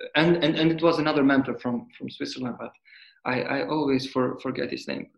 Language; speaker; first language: English; non-native, fluent; Albanian